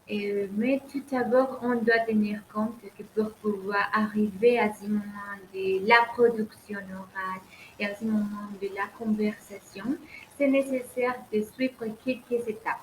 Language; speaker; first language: French; non-native, learner; Spanish